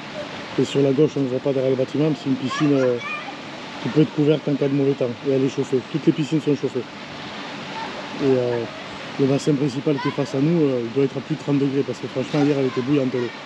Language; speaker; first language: French; native; French